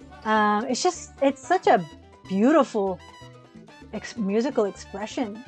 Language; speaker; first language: English; early bilingual, other home language; Spanish